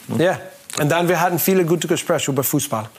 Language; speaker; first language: German; non-native, learner; English